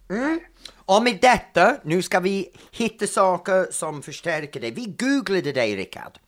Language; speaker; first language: Swedish; non-native, fluent; English